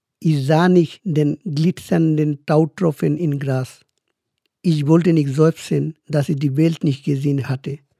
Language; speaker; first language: German; non-native, fluent; Bangla